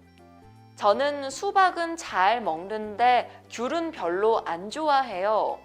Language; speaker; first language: Korean; native; Korean